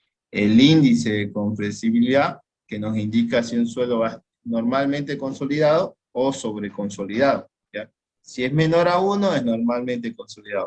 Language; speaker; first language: Spanish; native; Spanish